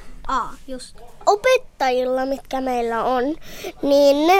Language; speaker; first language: Finnish; early bilingual, heritage; Finnish